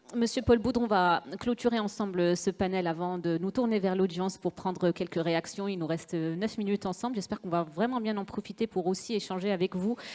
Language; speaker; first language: French; non-native, local second language; Arabic